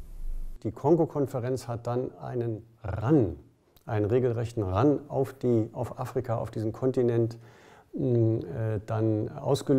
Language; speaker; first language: German; native; German